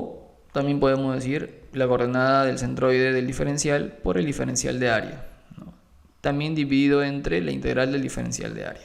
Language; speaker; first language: Spanish; native; Spanish